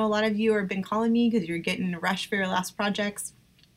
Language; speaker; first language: English; native; English